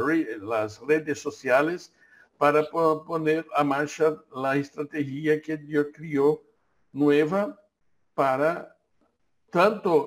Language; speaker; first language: Spanish; non-native, learner; Portuguese